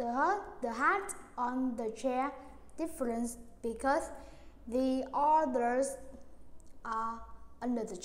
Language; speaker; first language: English; non-native, learner; Vietnamese